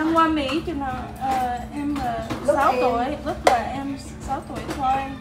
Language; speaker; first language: Vietnamese; early bilingual, heritage; Vietnamese